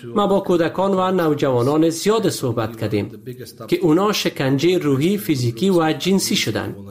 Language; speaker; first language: Persian; native; Persian